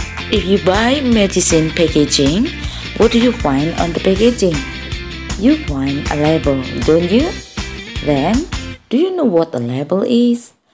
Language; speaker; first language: English; non-native, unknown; Indonesian